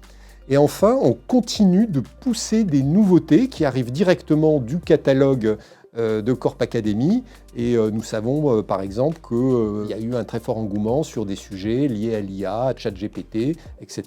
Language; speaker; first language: French; native; French